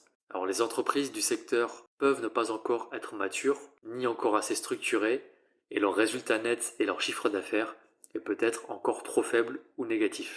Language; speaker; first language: French; native; French